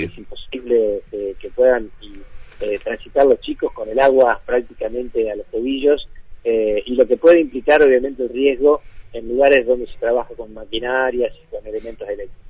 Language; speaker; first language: Spanish; native; Spanish